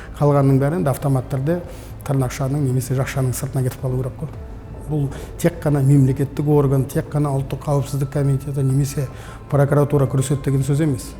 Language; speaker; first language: Kazakh; native; Kazakh